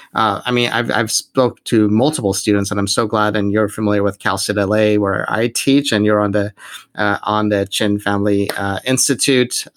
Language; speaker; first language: English; non-native, fluent; Persian